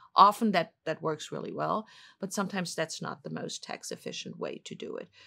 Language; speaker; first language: English; non-native, fluent; German